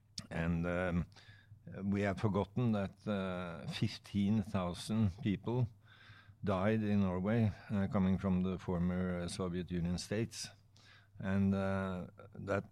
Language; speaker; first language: English; non-native, fluent; Norwegian